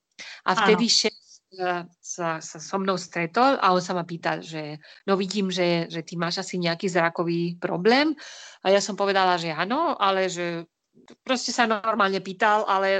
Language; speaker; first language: Slovak; non-native, fluent; Spanish